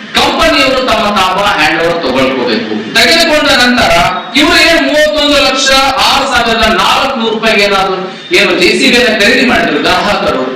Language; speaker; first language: Kannada; native; Kannada